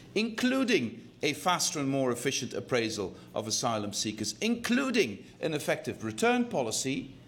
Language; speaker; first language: English; non-native, fluent; Dutch